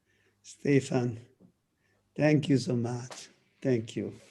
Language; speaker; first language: English; non-native, learner; Italian